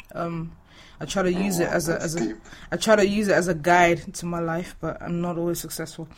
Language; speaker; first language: English; non-native, local second language; Yoruba